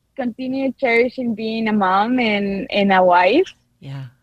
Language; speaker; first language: English; non-native, fluent; Spanish